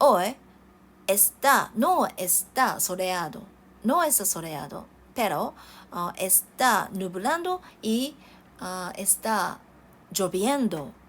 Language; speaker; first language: Spanish; non-native, learner; Japanese